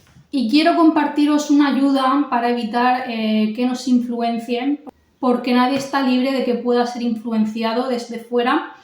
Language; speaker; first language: Spanish; native; Spanish